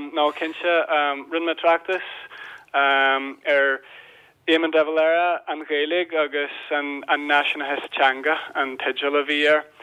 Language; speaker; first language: Irish; non-native, local second language; English